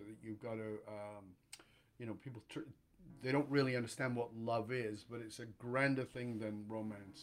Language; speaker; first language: English; native; English